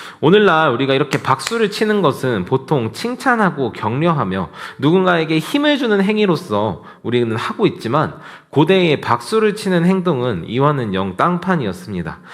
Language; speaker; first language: Korean; native; Korean